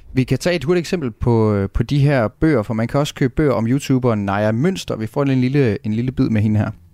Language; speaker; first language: Danish; native; Danish